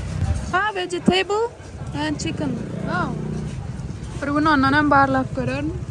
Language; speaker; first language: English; non-native, learner; Turkmen